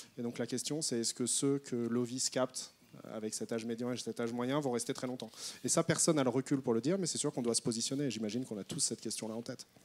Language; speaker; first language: French; native; French